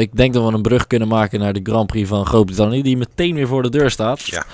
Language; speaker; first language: Dutch; native; Dutch